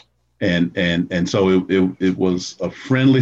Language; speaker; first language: English; native; English